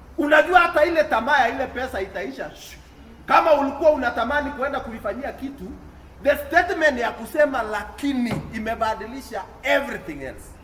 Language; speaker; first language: Swahili; non-native, local second language; Kalenjin